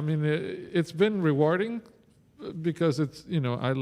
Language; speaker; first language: English; non-native, fluent; Spanish